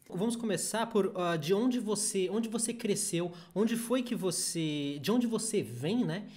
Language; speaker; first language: Portuguese; native; Portuguese